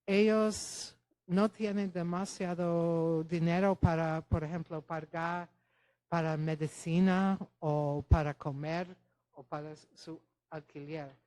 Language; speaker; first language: Spanish; non-native, fluent; Polish